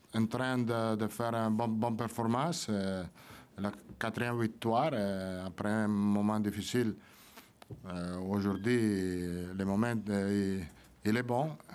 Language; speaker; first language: French; non-native, fluent; Italian